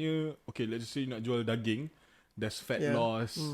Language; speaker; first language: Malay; native; Malay